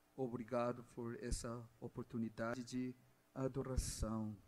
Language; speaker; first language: Portuguese; non-native, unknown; Korean